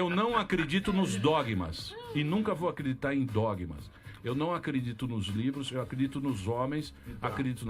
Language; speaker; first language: Portuguese; native; Portuguese